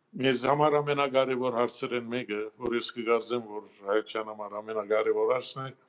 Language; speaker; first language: Armenian; early bilingual, heritage; Armenian